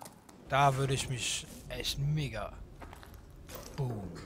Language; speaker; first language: German; native; German